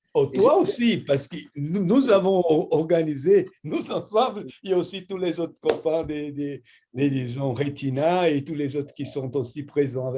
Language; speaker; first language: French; non-native, fluent; Portuguese